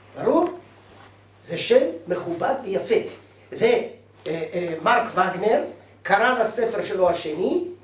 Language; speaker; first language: Hebrew; native; Hebrew